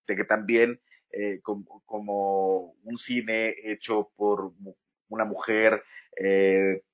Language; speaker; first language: Spanish; native; Spanish